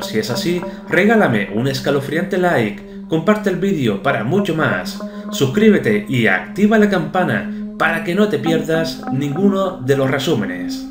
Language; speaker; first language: Spanish; native; Spanish